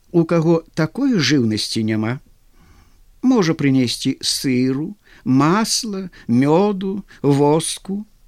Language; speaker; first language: Belarusian; native; Belarusian